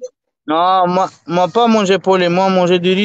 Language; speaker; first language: French; non-native, learner; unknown